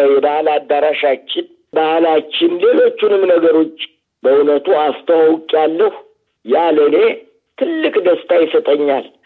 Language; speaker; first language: Amharic; native; Amharic